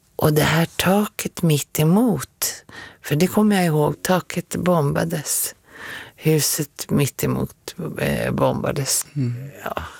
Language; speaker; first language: Swedish; native; Swedish